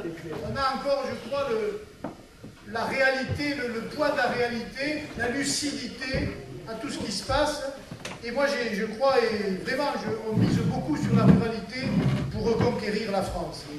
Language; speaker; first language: French; native; French